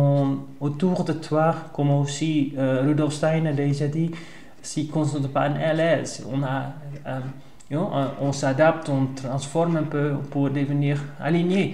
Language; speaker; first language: French; non-native, learner; Dutch